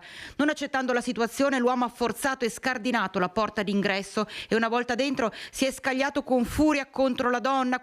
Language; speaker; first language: Italian; native; Italian